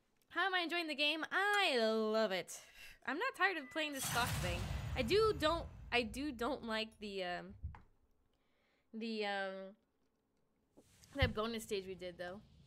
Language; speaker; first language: English; early bilingual, other home language; Spanish